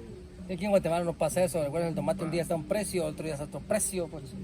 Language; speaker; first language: Spanish; native; Spanish